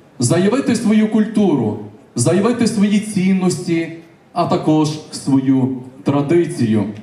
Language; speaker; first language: Ukrainian; native; Ukrainian